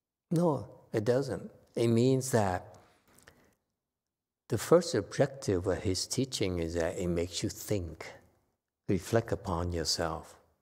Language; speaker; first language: English; non-native, fluent; Vietnamese